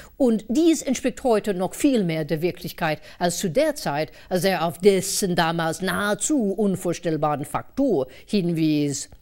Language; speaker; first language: German; non-native, fluent; English